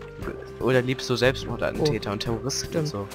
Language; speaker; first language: German; native; German